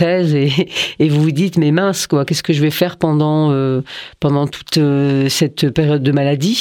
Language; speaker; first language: French; early bilingual, other home language; Arabic